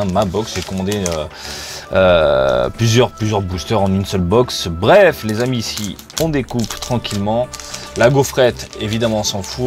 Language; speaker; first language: French; native; French